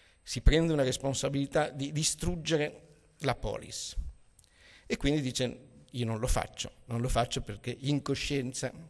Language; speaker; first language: Italian; native; Italian